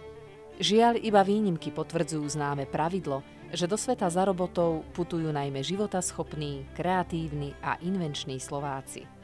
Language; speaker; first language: Slovak; native; Slovak